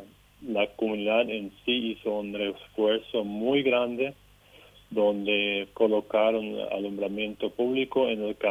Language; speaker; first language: Spanish; non-native, local second language; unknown